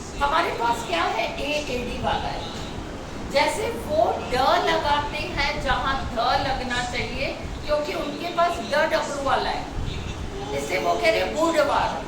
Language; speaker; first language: Hindi; native; Hindi